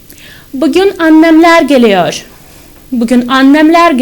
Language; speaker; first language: Turkish; non-native, fluent; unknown